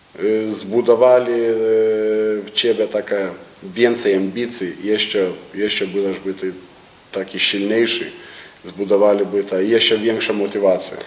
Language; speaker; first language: Polish; non-native, learner; Lithuanian